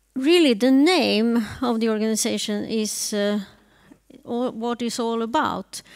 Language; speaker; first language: English; non-native, fluent; Swedish